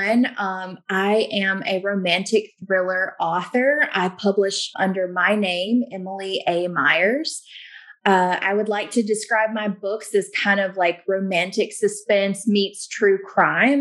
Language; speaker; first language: English; native; English